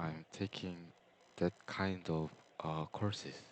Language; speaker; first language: English; non-native, learner; Korean